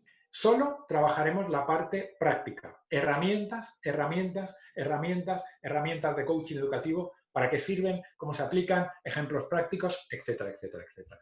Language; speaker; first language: Spanish; native; Spanish